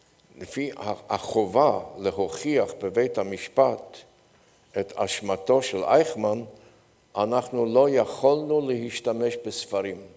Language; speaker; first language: Hebrew; non-native, fluent; Polish